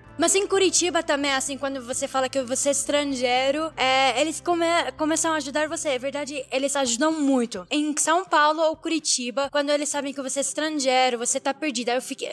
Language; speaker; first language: Portuguese; non-native, learner; Arabic